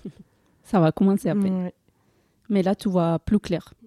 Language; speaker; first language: French; non-native, fluent; Spanish